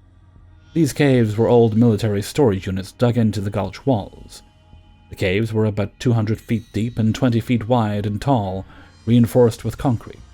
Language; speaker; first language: English; native; English